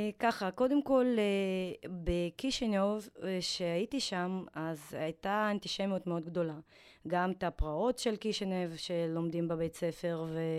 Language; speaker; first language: Hebrew; non-native, fluent; Russian